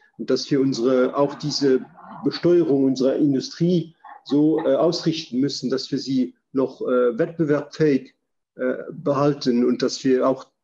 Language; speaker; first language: German; non-native, local second language; Luxembourgish